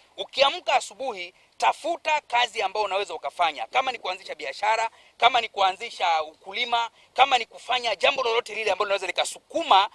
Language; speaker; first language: Swahili; native; Swahili